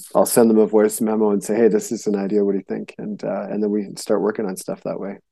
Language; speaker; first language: English; native; English